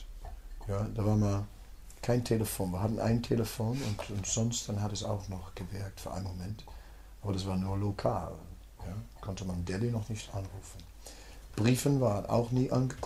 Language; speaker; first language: German; non-native, fluent; Dutch